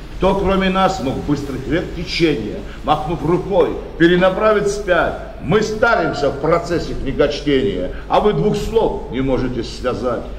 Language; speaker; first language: Russian; native; Russian